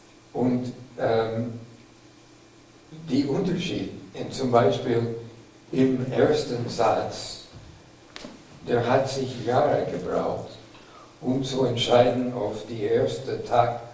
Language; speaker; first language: German; non-native, fluent; English